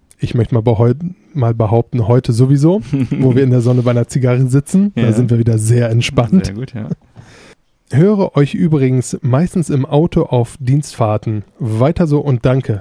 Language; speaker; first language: German; native; German